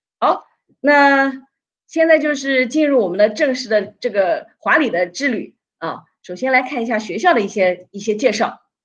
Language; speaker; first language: Chinese; native; Chinese